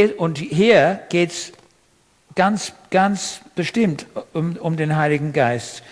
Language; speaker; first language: German; non-native, fluent; English